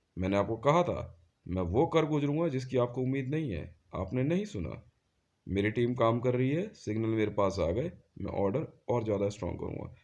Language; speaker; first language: Hindi; native; Hindi